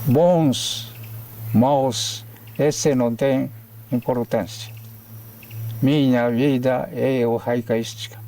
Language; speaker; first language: Portuguese; non-native, fluent; Japanese